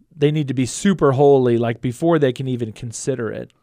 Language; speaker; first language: English; native; English